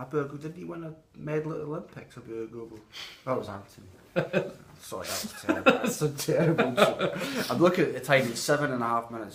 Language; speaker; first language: English; native; English